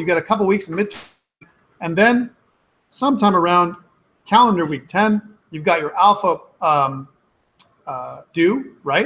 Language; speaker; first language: English; native; English